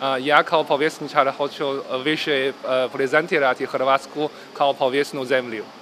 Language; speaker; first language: Croatian; non-native, fluent; Chinese